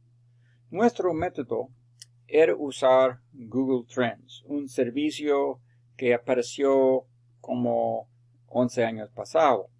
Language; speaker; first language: Spanish; non-native, fluent; English